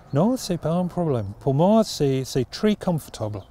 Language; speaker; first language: French; non-native, learner; English